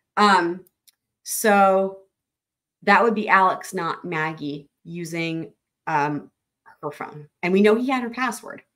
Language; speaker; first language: English; native; English